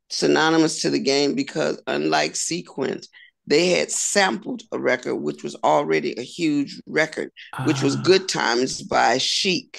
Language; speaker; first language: English; native; English